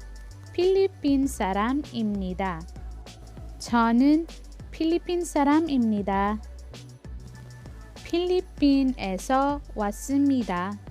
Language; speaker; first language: Korean; non-native, learner; Filipino